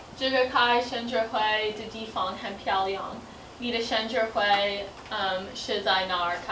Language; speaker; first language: Chinese; non-native, learner; English